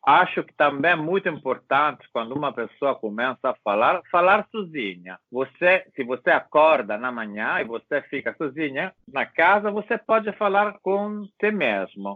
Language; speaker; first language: Portuguese; non-native, learner; Italian